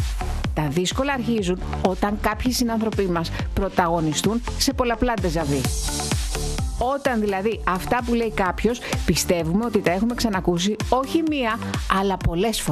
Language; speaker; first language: Greek; native; Greek